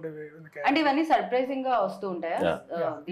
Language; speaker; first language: Telugu; native; Telugu